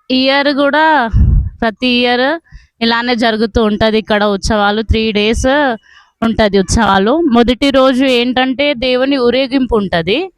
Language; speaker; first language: Telugu; non-native, local second language; Lambadi